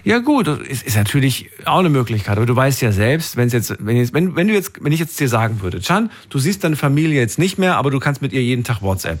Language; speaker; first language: German; native; German